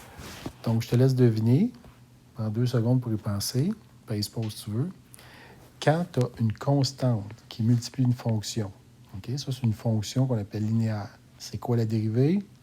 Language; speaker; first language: French; native; French